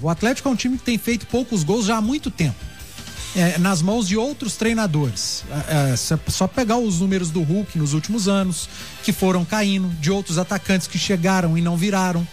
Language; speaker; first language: Portuguese; native; Portuguese